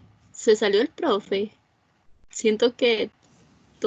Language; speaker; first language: Spanish; native; Spanish